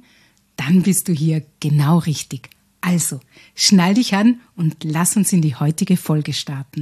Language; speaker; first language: German; native; German